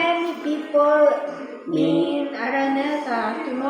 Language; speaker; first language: English; non-native, learner; Filipino